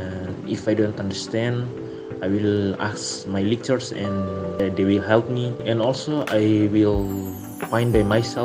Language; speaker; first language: English; non-native, learner; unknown